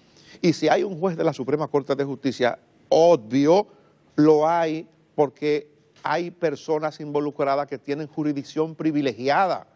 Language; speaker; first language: Spanish; native; Spanish